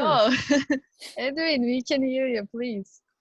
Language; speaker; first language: English; non-native, fluent; Turkish